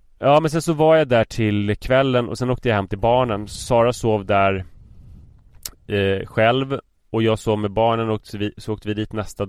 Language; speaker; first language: Swedish; native; Swedish